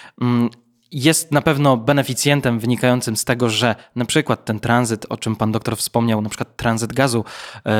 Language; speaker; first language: Polish; native; Polish